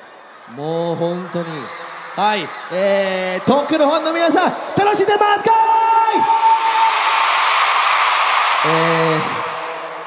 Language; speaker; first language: Japanese; native; Japanese